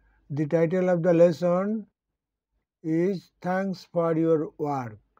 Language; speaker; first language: English; non-native, local second language; Bangla